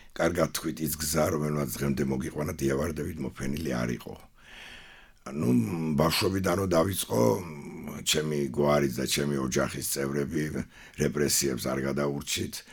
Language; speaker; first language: Georgian; non-native, local second language; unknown